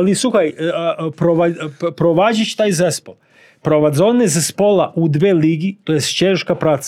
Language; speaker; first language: Polish; non-native, fluent; Serbian